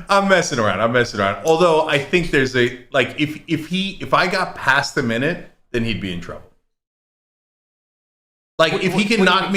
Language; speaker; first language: English; native; English